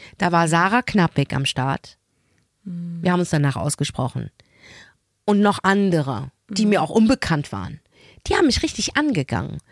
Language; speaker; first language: German; early bilingual, other home language; Arabic